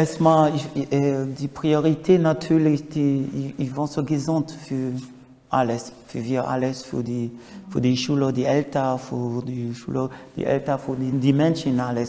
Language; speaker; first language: German; non-native, learner; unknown